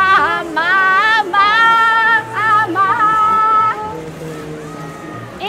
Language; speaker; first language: Greek; non-native, learner; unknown